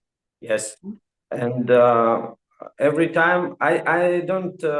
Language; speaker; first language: English; non-native, fluent; Russian